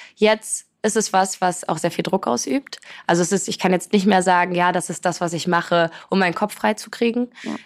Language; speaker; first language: German; early bilingual, other home language; Polish